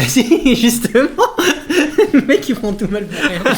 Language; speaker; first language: French; native; French